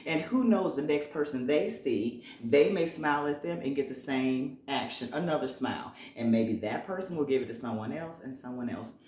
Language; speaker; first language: English; native; English